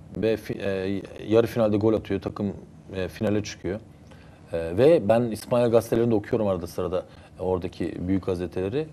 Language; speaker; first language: Turkish; early bilingual, heritage; Turkish